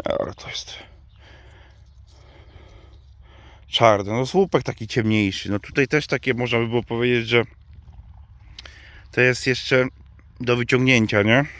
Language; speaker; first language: Polish; native; Polish